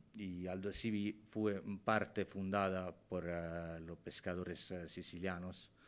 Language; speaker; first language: Spanish; non-native, fluent; Italian